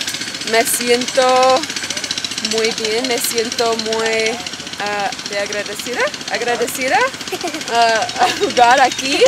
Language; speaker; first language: Spanish; non-native, learner; English